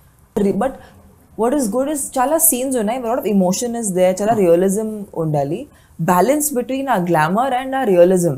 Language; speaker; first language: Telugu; non-native, fluent; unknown